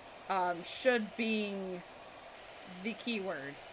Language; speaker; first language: English; native; English